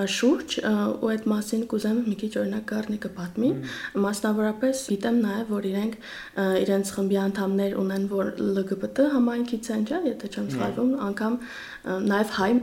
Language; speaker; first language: Armenian; native; Armenian